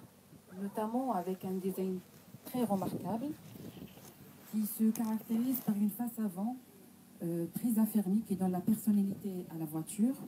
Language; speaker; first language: French; non-native, local second language; Arabic